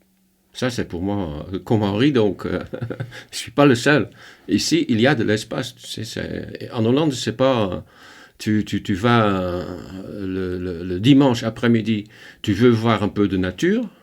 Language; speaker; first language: French; non-native, fluent; Dutch